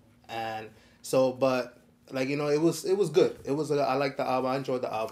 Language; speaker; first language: English; early bilingual, other home language; Spanish